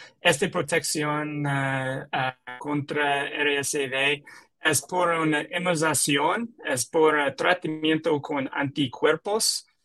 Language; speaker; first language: Spanish; non-native, learner; English